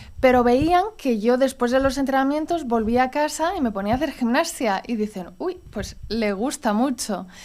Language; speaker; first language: Spanish; early bilingual, heritage; Spanish